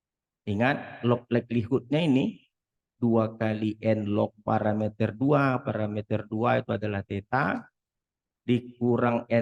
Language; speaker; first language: Indonesian; native; Indonesian